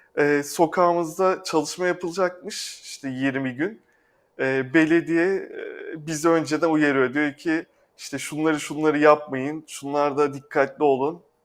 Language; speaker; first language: Turkish; native; Turkish